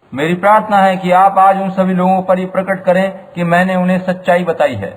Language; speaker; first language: Hindi; native; Hindi